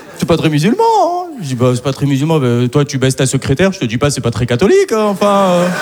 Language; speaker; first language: French; early bilingual, other home language; Arabic